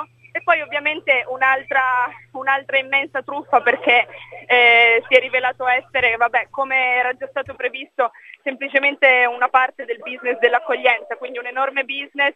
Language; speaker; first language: Italian; native; Italian